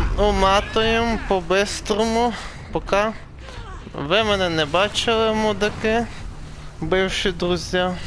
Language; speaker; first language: Ukrainian; native; Ukrainian